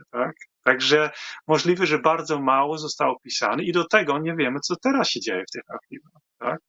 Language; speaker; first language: Polish; non-native, fluent; Dutch